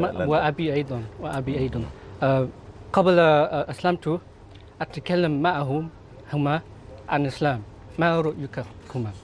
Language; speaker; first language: Arabic; non-native, learner; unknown